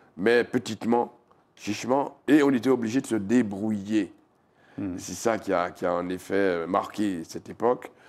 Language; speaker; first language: French; native; French